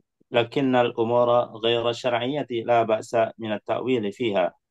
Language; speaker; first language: Arabic; non-native, fluent; Indonesian